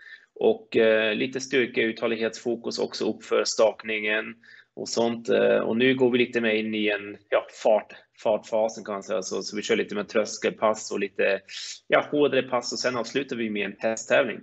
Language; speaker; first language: Swedish; non-native, fluent; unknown